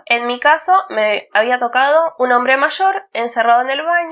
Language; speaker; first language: Spanish; native; Spanish